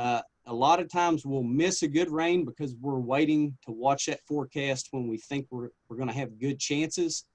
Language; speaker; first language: English; native; English